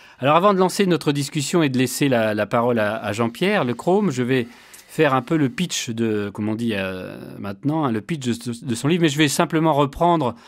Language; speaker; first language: French; native; French